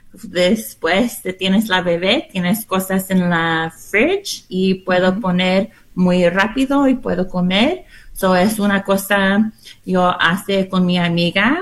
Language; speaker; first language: Spanish; non-native, learner; English